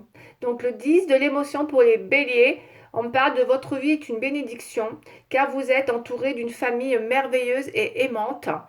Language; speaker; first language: French; native; French